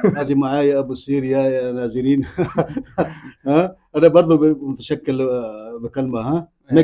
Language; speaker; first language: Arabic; non-native, learner; Urdu